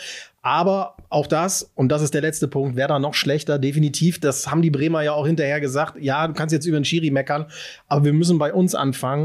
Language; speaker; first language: German; native; German